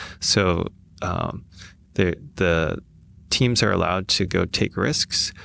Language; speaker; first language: English; native; English